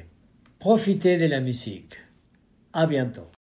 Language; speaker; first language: French; non-native, fluent; Spanish